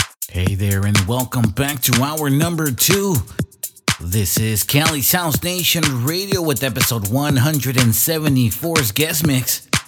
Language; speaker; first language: English; early bilingual, other home language; Spanish